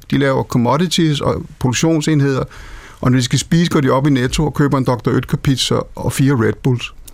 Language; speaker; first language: Danish; native; Danish